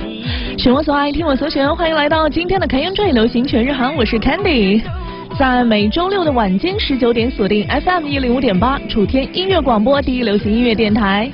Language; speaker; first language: Chinese; native; Chinese